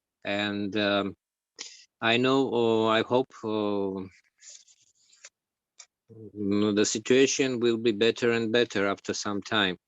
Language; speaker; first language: English; non-native, learner; Georgian